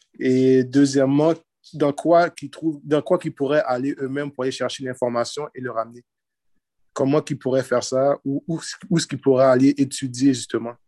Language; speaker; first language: French; early bilingual, other home language; Haitian Creole